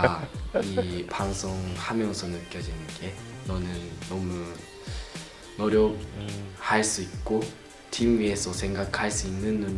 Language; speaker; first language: Korean; non-native, learner; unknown